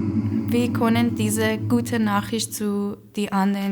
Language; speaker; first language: German; non-native, learner; Persian